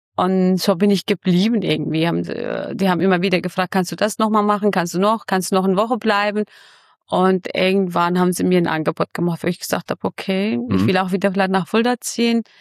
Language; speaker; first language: German; early bilingual, other home language; Kurdish